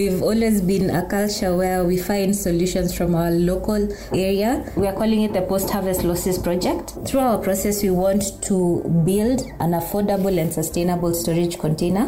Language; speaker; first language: English; non-native, local second language; Kikuyu